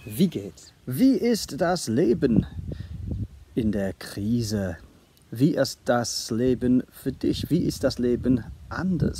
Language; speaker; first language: German; non-native, fluent; English